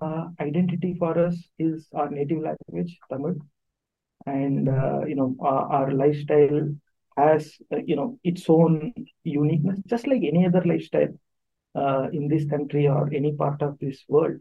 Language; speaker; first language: English; non-native, local second language; Tamil